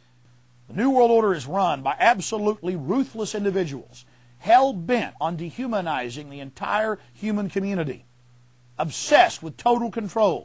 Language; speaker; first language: English; native; English